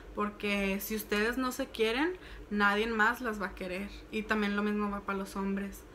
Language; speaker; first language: Spanish; early bilingual, heritage; Spanish